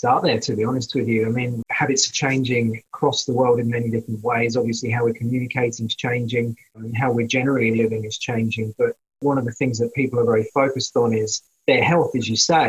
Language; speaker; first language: English; native; English